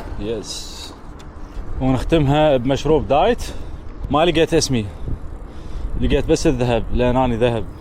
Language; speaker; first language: Arabic; native; Arabic